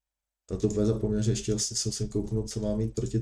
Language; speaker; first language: Czech; native; Czech